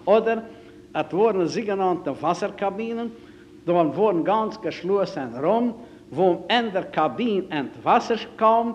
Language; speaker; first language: German; native; German